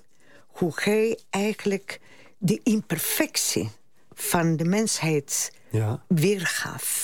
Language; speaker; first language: Dutch; non-native, fluent; Spanish